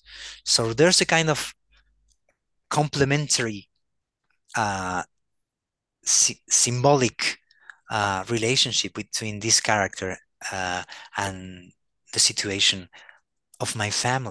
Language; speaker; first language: English; non-native, fluent; Spanish